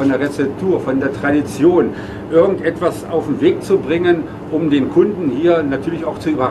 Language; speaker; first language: German; native; German